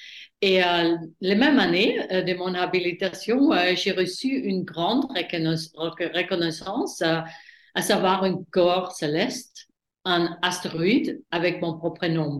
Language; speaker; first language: French; non-native, fluent; German